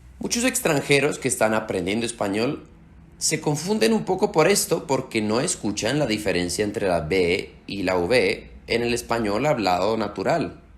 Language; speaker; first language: Spanish; early bilingual, heritage; Slovak